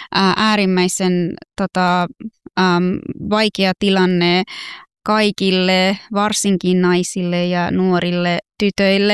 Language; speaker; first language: Finnish; non-native, fluent; Persian